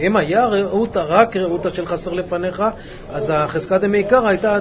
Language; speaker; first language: Hebrew; native; Hebrew